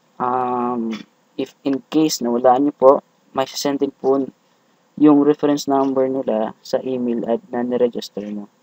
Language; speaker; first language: Filipino; non-native, local second language; Cebuano